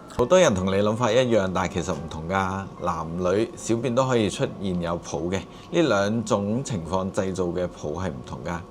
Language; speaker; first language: Cantonese; native; Cantonese